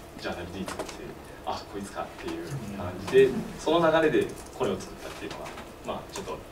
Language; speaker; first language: Japanese; native; Japanese